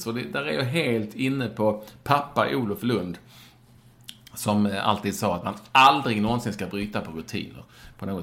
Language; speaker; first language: Swedish; native; Swedish